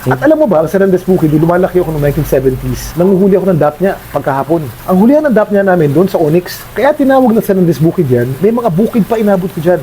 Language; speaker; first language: Filipino; native; Filipino